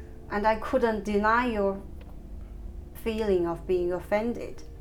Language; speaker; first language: English; non-native, fluent; Chinese